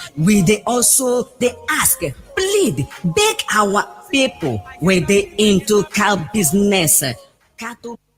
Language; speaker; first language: Nigerian Pidgin; non-native, local second language; Igbo